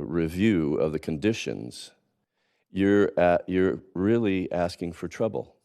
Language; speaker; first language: English; native; English